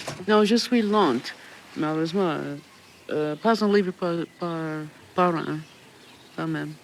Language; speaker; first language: French; non-native, fluent; English